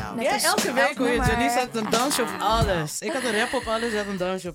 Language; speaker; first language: Dutch; native; Dutch